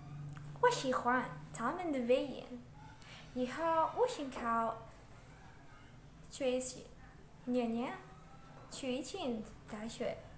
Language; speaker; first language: Chinese; non-native, learner; Indonesian